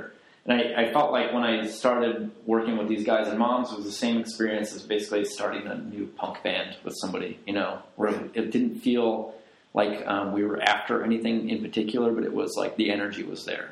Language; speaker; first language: English; native; English